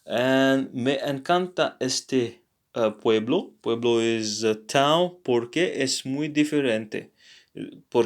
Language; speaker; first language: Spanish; non-native, learner; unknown